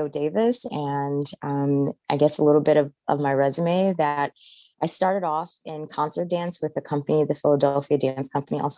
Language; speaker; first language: English; native; English